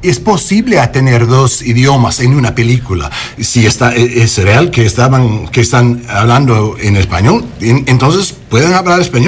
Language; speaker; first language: Spanish; early bilingual, heritage; Spanish